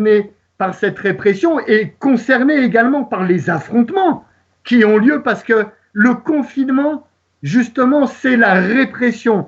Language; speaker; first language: French; native; French